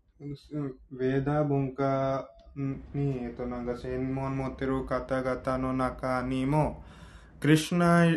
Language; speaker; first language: Japanese; non-native, fluent; Hindi